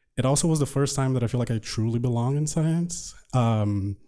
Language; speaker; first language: English; non-native, fluent; Portuguese